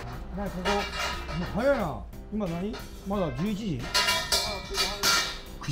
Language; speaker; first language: Japanese; native; Japanese